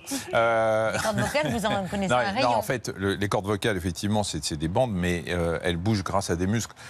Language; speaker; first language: French; native; French